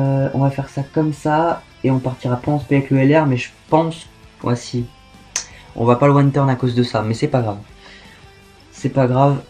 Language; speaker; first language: French; native; French